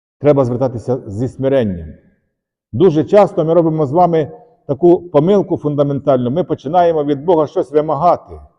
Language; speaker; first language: Ukrainian; native; Ukrainian